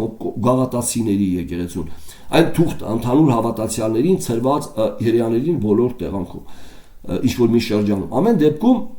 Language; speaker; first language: Armenian; native; Armenian